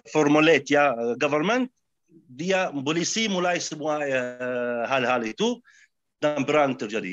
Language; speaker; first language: Indonesian; non-native, fluent; Arabic